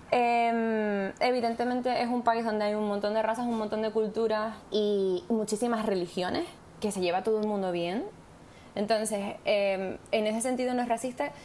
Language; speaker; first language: Spanish; native; Spanish